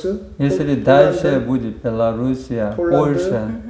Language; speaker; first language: Russian; non-native, learner; Korean